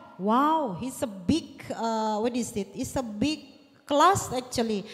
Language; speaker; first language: English; non-native, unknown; Indonesian